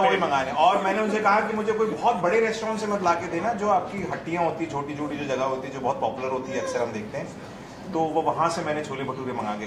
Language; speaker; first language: Hindi; native; Hindi